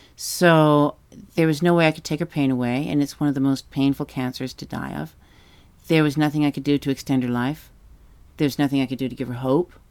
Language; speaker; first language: English; native; English